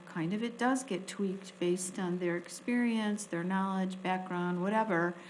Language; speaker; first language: English; native; English